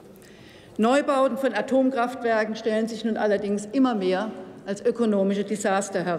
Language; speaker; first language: German; native; German